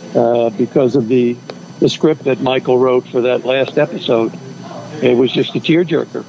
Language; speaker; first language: English; native; English